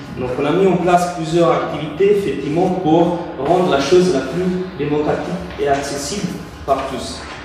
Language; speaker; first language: French; non-native, fluent; Italian